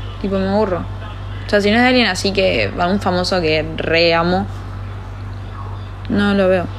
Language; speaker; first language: Spanish; native; Spanish